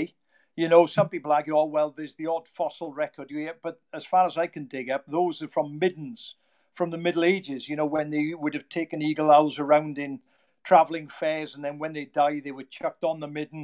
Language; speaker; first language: English; native; English